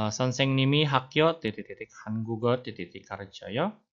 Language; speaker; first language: Korean; non-native, fluent; Indonesian